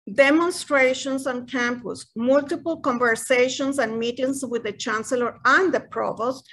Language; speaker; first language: English; non-native, fluent; Spanish